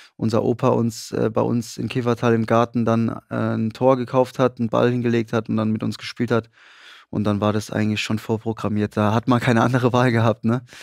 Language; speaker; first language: German; native; German